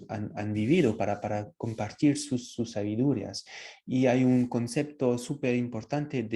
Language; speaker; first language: Spanish; non-native, fluent; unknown